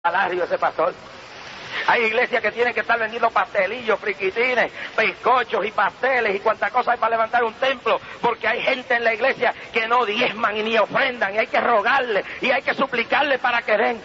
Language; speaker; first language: Spanish; native; Spanish